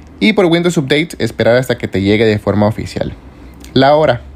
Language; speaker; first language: Spanish; native; Spanish